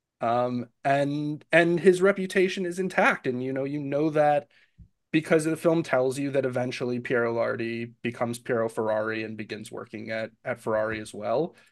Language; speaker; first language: English; native; English